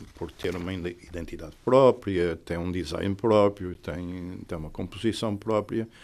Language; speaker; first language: Portuguese; native; Portuguese